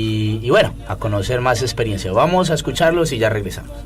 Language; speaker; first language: Spanish; native; Spanish